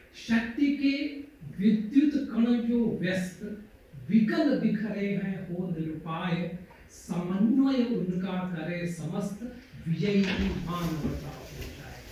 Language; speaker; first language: Hindi; native; Hindi